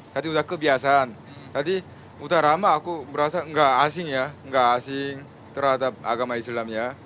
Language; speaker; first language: Indonesian; non-native, fluent; Korean